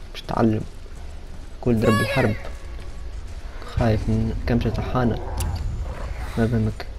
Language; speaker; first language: Arabic; native; Arabic